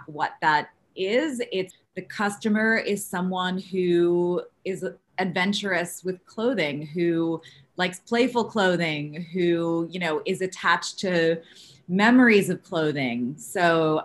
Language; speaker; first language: English; native; English